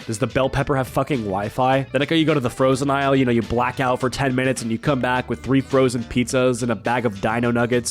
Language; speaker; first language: English; native; English